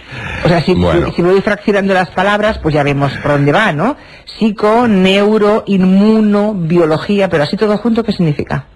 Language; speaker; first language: Spanish; native; Spanish